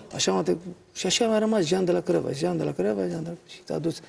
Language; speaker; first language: Romanian; native; Romanian